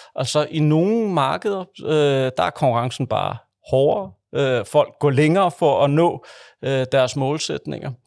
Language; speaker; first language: Danish; native; Danish